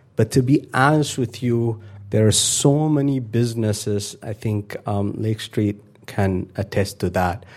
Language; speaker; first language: English; non-native, fluent; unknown